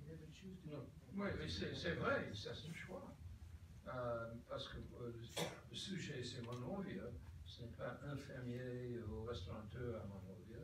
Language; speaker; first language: French; non-native, fluent; English